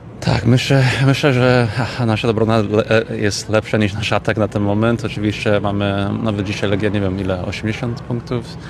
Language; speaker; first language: Polish; early bilingual, heritage; English